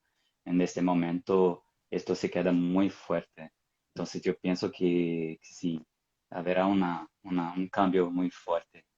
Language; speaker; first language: Spanish; non-native, fluent; Portuguese